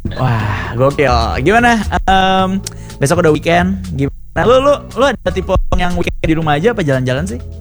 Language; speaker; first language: Indonesian; native; Indonesian